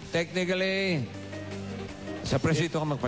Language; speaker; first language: Filipino; native; Filipino